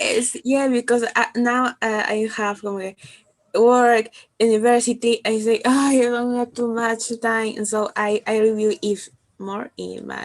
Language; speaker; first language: English; non-native, learner; Spanish